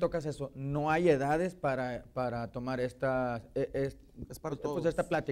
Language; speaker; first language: Spanish; native; Spanish